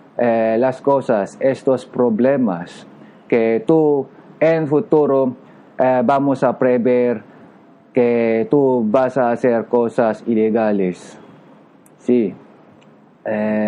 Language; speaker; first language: Spanish; non-native, learner; Japanese